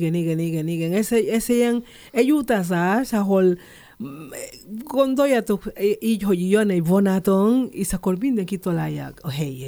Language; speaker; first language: Hungarian; non-native, learner; Spanish